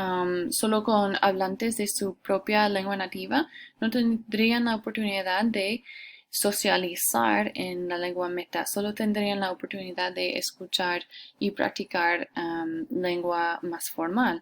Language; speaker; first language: Spanish; non-native, fluent; English